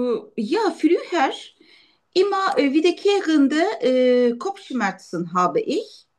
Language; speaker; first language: German; non-native, learner; Turkish